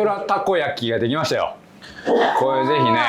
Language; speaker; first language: Japanese; native; Japanese